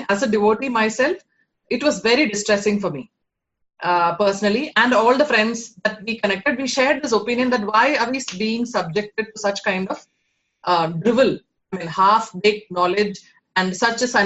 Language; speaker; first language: English; non-native, local second language; Malayalam